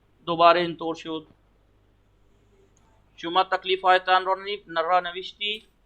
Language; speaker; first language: Persian; non-native, fluent; Urdu